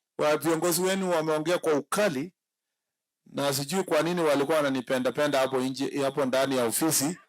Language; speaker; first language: Swahili; non-native, local second language; Kalenjin